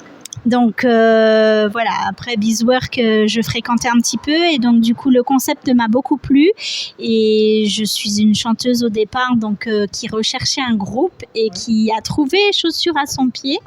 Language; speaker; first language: French; native; French